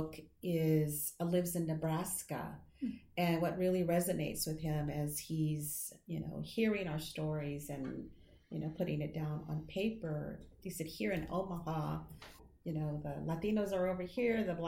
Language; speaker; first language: English; native; English